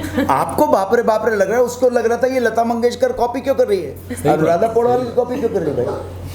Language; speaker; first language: Hindi; native; Hindi